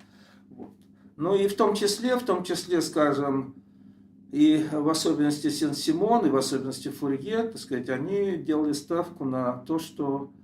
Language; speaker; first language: Russian; native; Russian